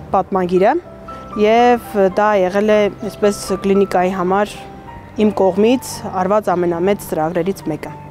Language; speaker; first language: Armenian; native; Armenian